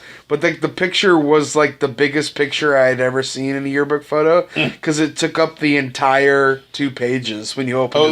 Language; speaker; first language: English; native; English